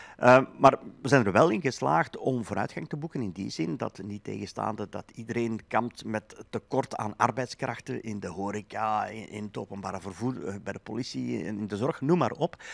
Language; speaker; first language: Dutch; native; Dutch